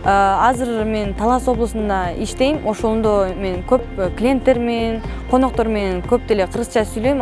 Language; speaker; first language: Kyrgyz; non-native, local second language; Russian